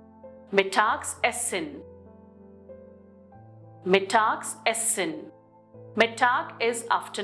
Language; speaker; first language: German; non-native, fluent; Telugu